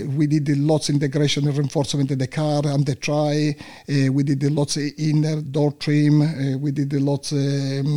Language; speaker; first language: English; non-native, learner; Italian